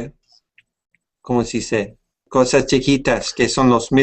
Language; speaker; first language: Spanish; non-native, fluent; English